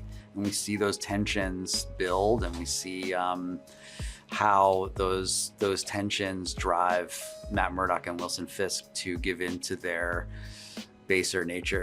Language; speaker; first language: English; native; English